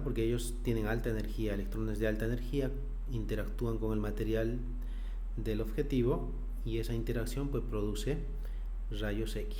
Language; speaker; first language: Spanish; native; Spanish